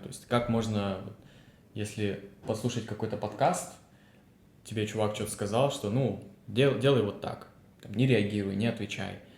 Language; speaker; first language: Russian; native; Russian